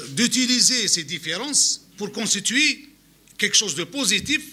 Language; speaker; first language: French; non-native, local second language; Arabic